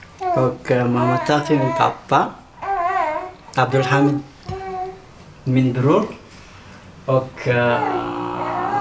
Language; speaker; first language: Swedish; non-native, learner; Persian